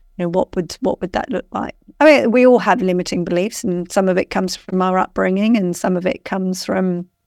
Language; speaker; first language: English; native; English